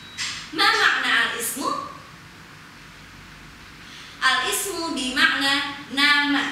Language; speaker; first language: Arabic; non-native, fluent; Indonesian